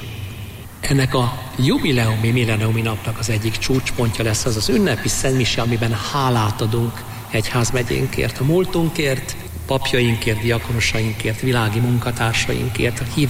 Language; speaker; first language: Hungarian; native; Hungarian